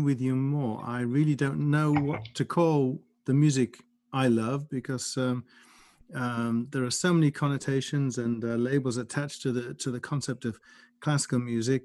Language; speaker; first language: English; native; English